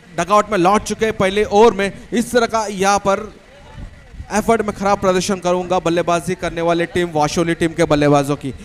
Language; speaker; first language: Hindi; non-native, local second language; Marathi